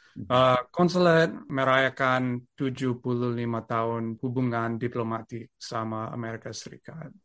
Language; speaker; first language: Indonesian; non-native, fluent; English